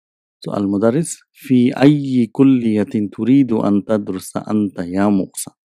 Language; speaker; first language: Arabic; non-native, fluent; English